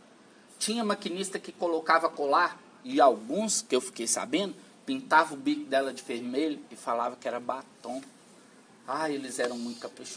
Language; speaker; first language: Portuguese; native; Portuguese